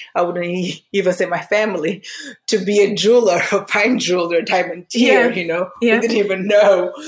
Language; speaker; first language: English; early bilingual, other home language; Portuguese